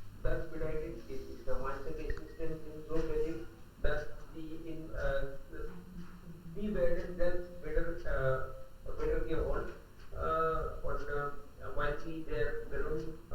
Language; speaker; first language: German; non-native, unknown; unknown